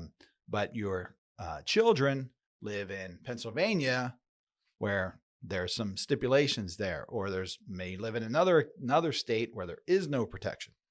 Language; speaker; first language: English; native; English